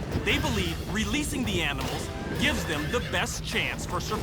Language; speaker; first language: English; native; English